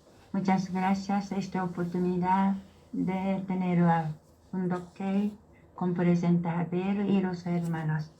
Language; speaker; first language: Spanish; non-native, learner; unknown